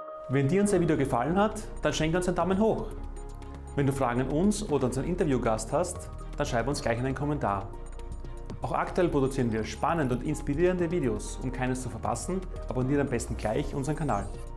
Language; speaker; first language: German; native; German